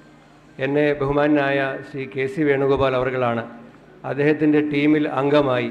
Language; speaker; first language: Malayalam; native; Malayalam